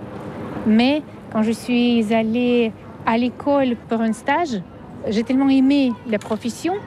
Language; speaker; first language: French; non-native, fluent; Russian